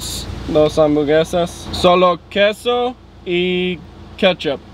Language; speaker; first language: Spanish; non-native, learner; English